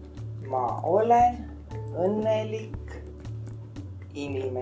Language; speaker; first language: Estonian; non-native, learner; English